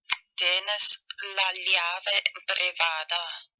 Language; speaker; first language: Spanish; non-native, fluent; German